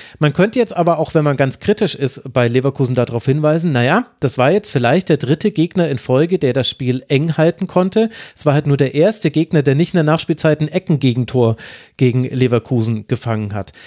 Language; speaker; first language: German; native; German